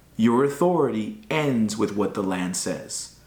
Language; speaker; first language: English; native; English